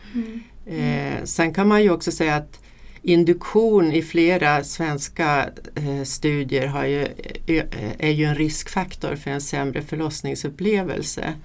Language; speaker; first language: Swedish; native; Swedish